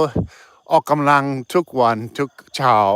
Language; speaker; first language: Thai; non-native, learner; English